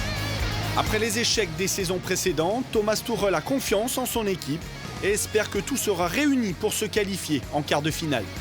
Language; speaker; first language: French; native; French